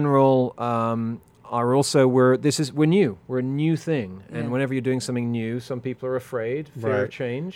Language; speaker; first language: English; non-native, local second language; French